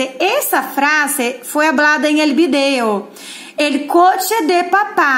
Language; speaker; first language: Spanish; non-native, fluent; Portuguese